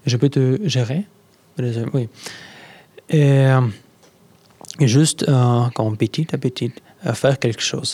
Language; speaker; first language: French; non-native, learner; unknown